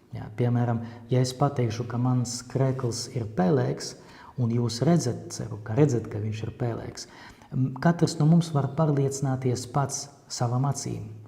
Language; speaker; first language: Latvian; non-native, local second language; Russian